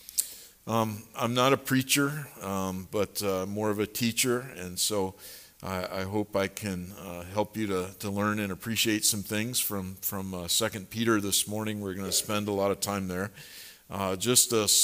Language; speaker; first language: English; native; English